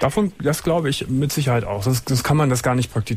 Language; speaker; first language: German; native; German